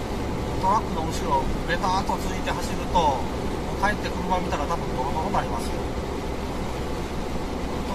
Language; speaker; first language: Japanese; native; Japanese